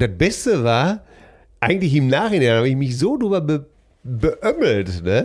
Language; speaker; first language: German; native; German